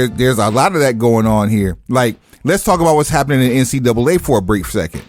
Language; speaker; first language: English; native; English